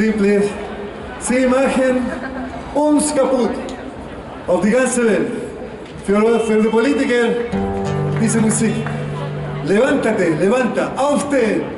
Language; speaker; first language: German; non-native, learner; Spanish